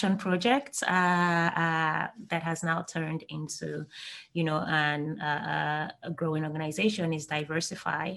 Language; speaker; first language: English; non-native, local second language; Igbo